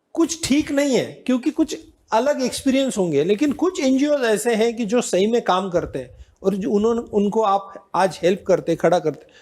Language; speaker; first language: Hindi; non-native, local second language; Marathi